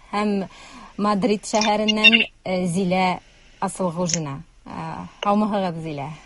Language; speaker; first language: Tatar; native; Tatar